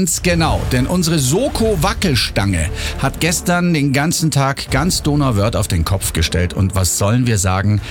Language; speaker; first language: German; native; German